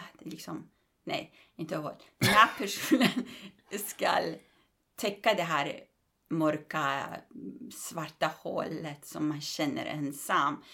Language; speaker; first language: Swedish; non-native, fluent; Persian